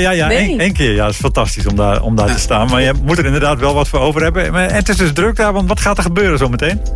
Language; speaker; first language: Dutch; native; Dutch